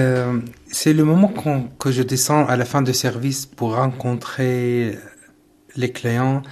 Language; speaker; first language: French; non-native, learner; Arabic